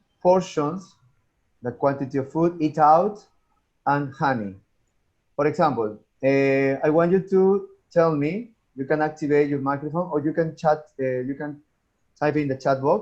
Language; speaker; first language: English; non-native, fluent; Spanish